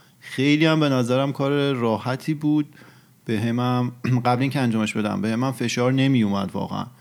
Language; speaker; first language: Persian; native; Persian